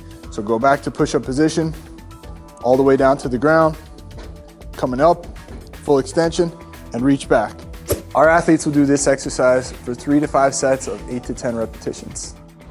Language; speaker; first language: English; native; English